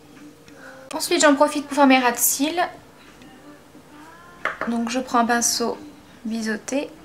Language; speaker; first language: French; native; French